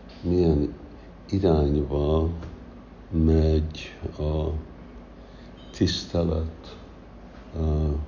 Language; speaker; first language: Hungarian; early bilingual, heritage; Hungarian